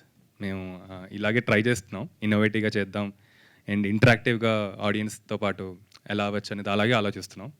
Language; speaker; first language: Telugu; native; Telugu